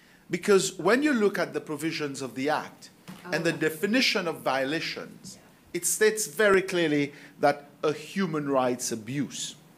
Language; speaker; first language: English; non-native, local second language; Seselwa Creole French